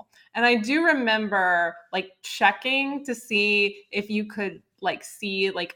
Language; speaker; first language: English; native; English